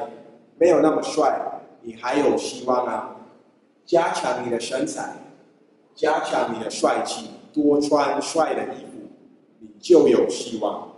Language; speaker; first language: Chinese; non-native, fluent; English